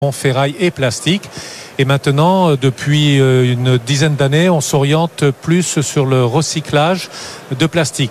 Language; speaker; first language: French; native; French